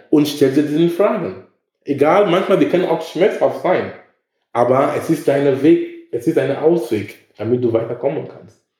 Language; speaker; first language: German; non-native, fluent; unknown